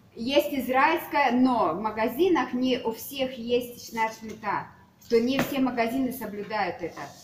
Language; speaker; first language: Russian; native; Russian